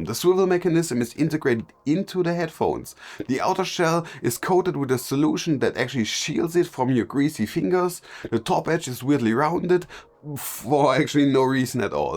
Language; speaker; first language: English; non-native, fluent; German